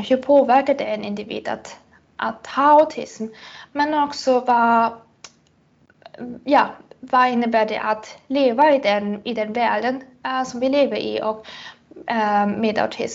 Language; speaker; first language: Swedish; non-native, fluent; German